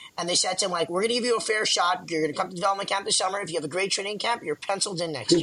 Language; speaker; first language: English; native; English